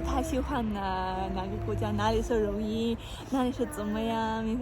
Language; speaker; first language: Chinese; non-native, learner; Armenian